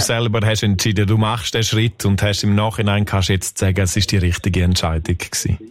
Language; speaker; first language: German; native; German